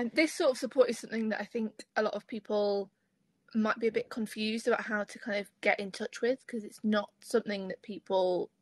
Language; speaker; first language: English; native; English